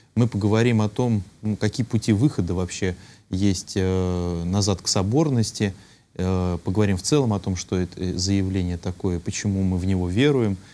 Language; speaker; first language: Russian; native; Russian